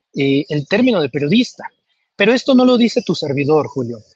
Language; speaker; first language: Spanish; native; Spanish